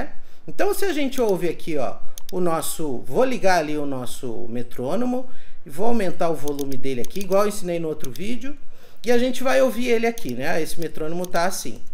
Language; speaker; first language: Portuguese; native; Portuguese